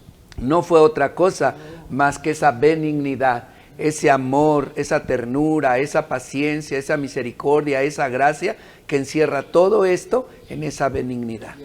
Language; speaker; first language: Spanish; native; Spanish